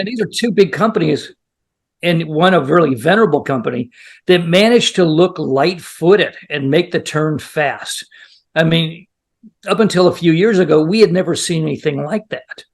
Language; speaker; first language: English; native; English